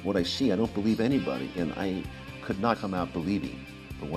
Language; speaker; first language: English; native; English